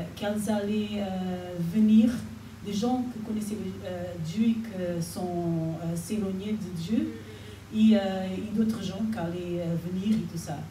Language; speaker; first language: French; non-native, fluent; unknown